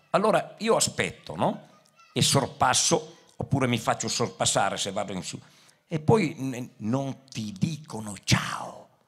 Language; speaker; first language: Italian; native; Italian